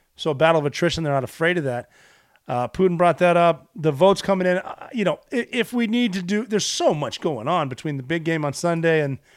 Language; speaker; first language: English; native; English